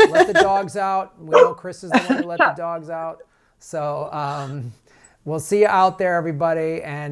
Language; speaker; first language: English; native; English